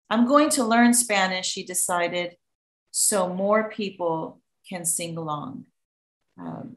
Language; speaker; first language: English; native; English